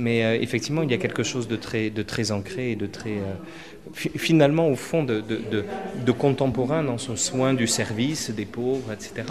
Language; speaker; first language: French; native; French